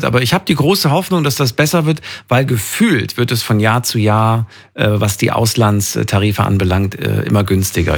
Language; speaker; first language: German; native; German